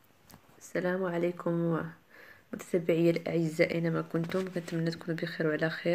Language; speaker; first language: Arabic; native; Arabic